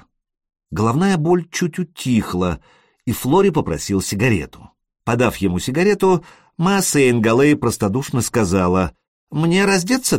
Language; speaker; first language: Russian; native; Russian